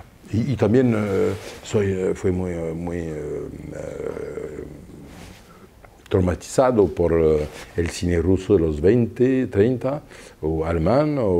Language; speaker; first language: Spanish; non-native, fluent; French